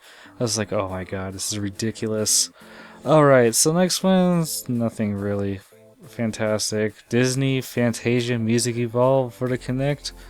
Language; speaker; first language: English; native; English